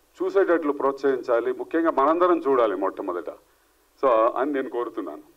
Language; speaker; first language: Telugu; native; Telugu